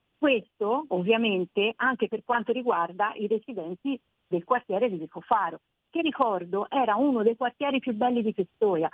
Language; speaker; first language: Italian; native; Italian